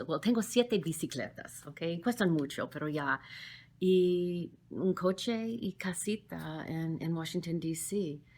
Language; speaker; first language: Spanish; non-native, fluent; English